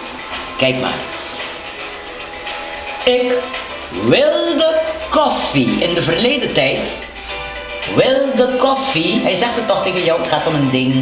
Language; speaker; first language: Dutch; non-native, local second language; Papiamento